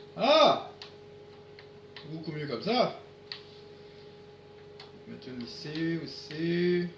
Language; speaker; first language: French; native; French